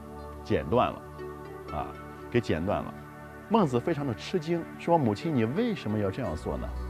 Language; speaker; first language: Chinese; native; Chinese